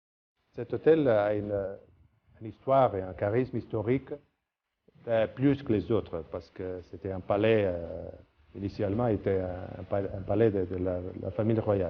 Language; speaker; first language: French; non-native, fluent; Portuguese